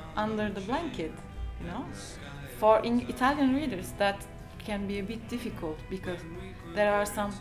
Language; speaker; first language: English; non-native, fluent; Turkish